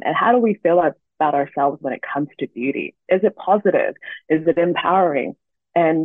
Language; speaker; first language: English; native; English